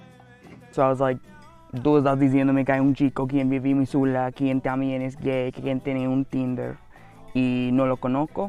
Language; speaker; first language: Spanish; non-native, fluent; English